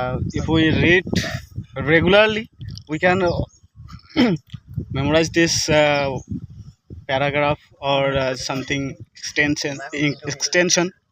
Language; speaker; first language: English; non-native, learner; Bangla